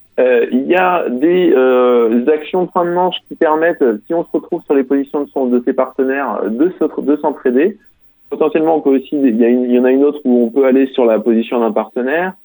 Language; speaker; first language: French; native; French